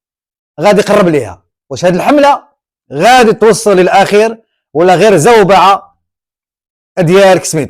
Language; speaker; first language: Arabic; native; Arabic